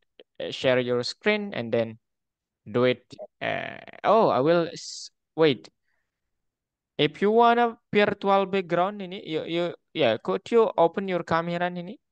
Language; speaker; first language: English; non-native, fluent; Indonesian